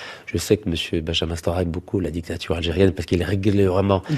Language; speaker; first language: French; native; French